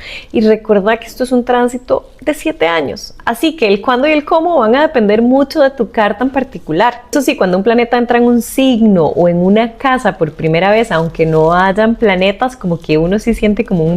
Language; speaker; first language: Spanish; native; Spanish